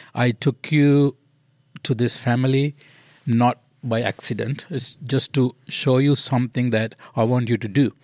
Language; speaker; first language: English; non-native, local second language; Sinhala